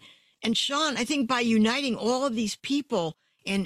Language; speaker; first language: English; native; English